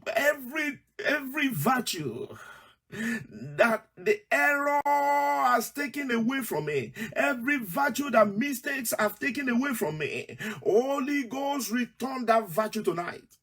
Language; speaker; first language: English; non-native, local second language; Yoruba